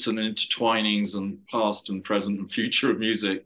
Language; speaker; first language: English; native; English